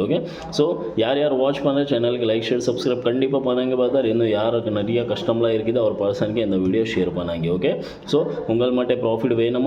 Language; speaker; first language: Tamil; non-native, learner; Kannada